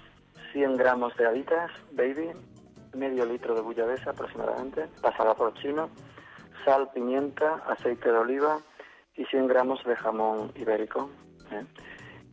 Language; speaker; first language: Spanish; native; Spanish